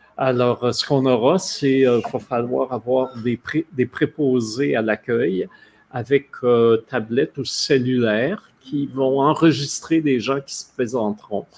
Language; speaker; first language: French; native; French